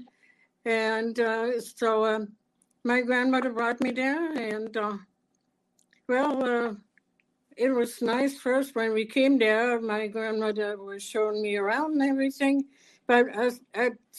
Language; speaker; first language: English; non-native, fluent; German